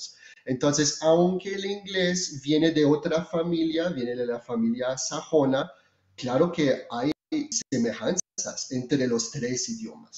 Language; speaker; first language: Spanish; non-native, fluent; French